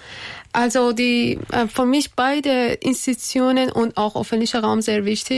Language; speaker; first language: German; non-native, fluent; Persian